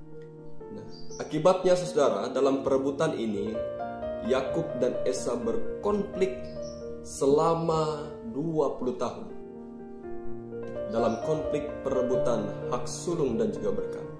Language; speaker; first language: Indonesian; native; Indonesian